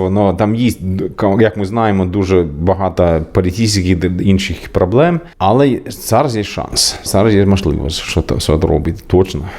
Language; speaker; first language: Ukrainian; non-native, learner; Swedish